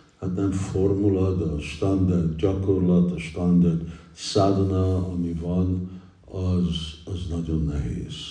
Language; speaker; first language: Hungarian; early bilingual, heritage; English